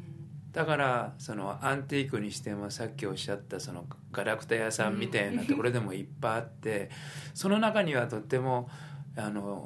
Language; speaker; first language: Japanese; native; Japanese